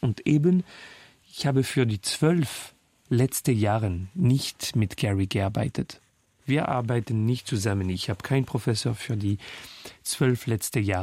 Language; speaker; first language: German; non-native, fluent; French